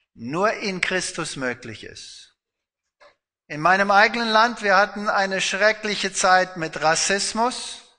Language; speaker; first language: German; non-native, fluent; Afrikaans